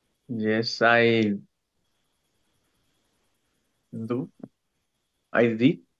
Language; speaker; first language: English; non-native, learner; Spanish